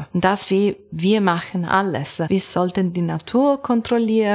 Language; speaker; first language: German; non-native, learner; Italian